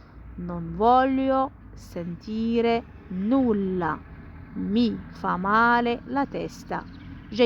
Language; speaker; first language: Italian; non-native, fluent; Arabic